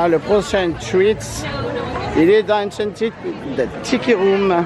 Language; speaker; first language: French; native; French